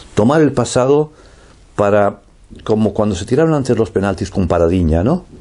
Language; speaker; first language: Spanish; native; Spanish